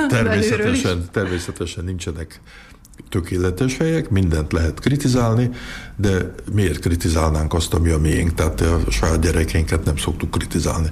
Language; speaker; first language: Hungarian; early bilingual, heritage; Hungarian